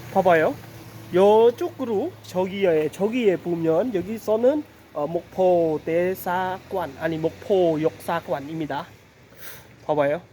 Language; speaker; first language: Korean; non-native, learner; Khmer